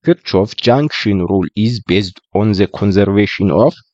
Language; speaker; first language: English; non-native, local second language; Amharic